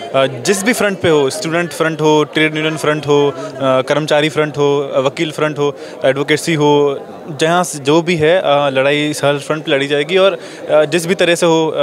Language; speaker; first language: Hindi; native; Hindi